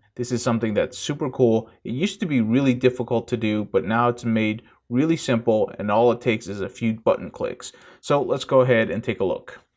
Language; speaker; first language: English; native; English